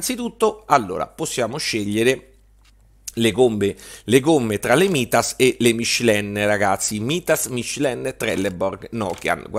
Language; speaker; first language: Italian; native; Italian